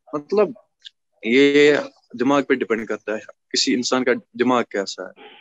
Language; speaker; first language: Hindi; native; Hindi